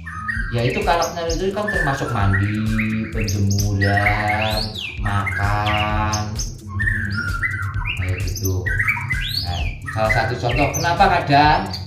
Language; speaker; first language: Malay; non-native, local second language; Javanese